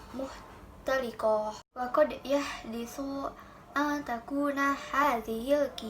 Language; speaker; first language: Arabic; non-native, learner; Indonesian